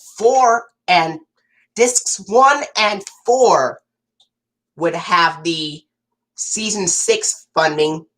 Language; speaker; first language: English; native; English